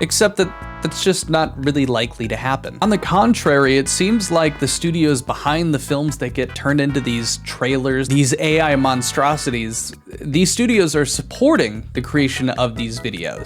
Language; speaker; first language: English; native; English